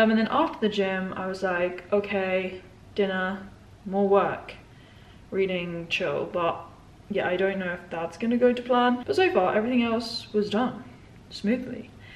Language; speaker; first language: English; native; English